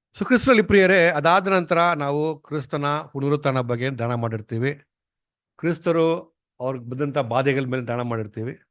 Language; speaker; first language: Kannada; non-native, local second language; Tamil